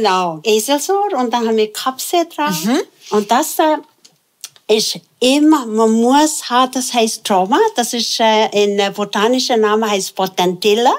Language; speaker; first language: German; non-native, fluent; Tibetan